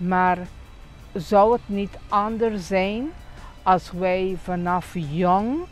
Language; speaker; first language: Dutch; non-native, local second language; Papiamento